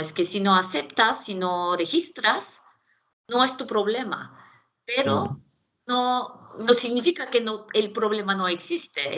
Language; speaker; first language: Spanish; non-native, fluent; Turkish